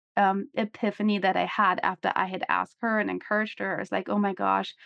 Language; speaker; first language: English; non-native, fluent; German